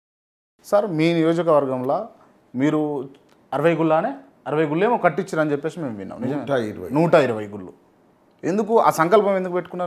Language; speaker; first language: Telugu; native; Telugu